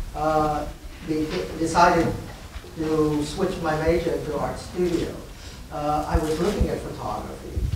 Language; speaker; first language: English; early bilingual, other home language; Vietnamese